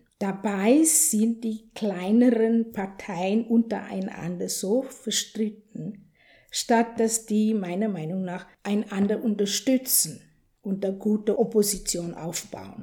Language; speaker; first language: German; non-native, fluent; Afrikaans